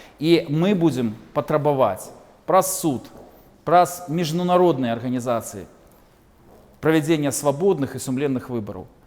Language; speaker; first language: Belarusian; non-native, local second language; Russian